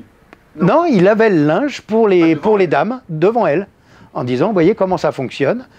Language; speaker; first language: French; native; French